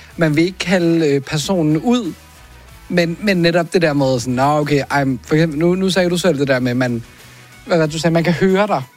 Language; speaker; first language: Danish; native; Danish